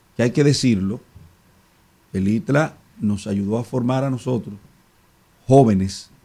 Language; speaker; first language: Spanish; native; Spanish